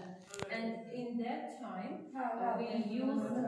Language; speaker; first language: English; non-native, learner; Armenian